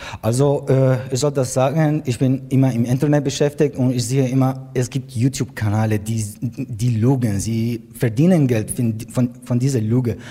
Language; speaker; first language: German; non-native, learner; Arabic